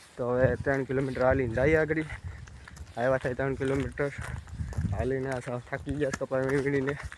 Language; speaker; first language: Gujarati; native; Gujarati